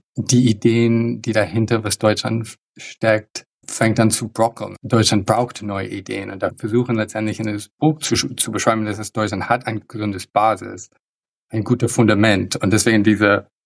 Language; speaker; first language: German; early bilingual, heritage; English